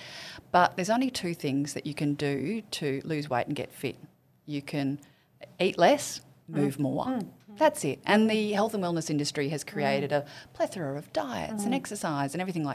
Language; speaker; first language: English; native; English